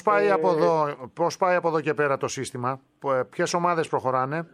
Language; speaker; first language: Greek; native; Greek